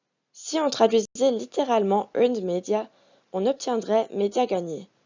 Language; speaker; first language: French; native; French